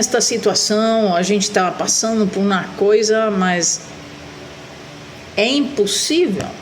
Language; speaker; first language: Portuguese; non-native, fluent; Spanish